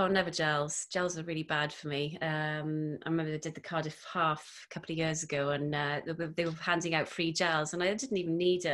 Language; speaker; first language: English; native; English